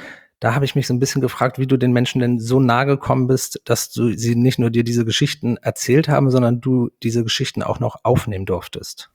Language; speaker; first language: German; native; German